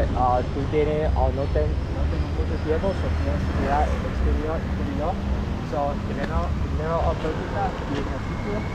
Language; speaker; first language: Spanish; non-native, learner; English